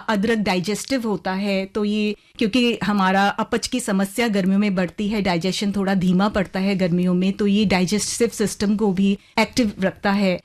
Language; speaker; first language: Hindi; native; Hindi